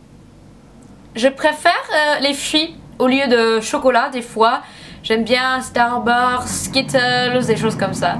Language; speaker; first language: French; non-native, learner; English